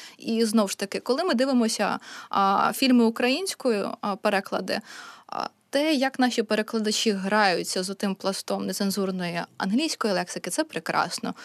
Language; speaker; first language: Ukrainian; native; Ukrainian